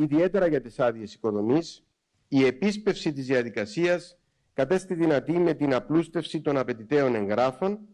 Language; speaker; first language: Greek; native; Greek